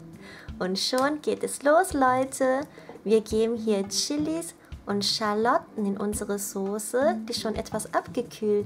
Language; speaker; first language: German; native; German